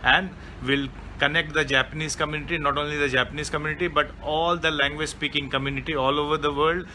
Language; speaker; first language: English; non-native, local second language; Hindi